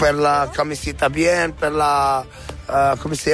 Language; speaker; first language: Spanish; non-native, learner; Arabic